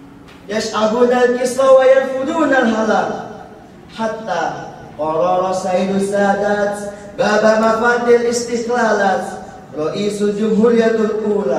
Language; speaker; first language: Arabic; non-native, learner; Indonesian